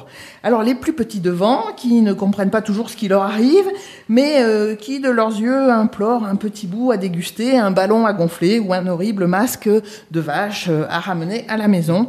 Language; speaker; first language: French; native; French